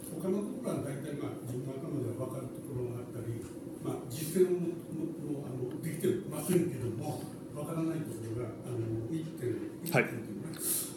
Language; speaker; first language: Japanese; native; Japanese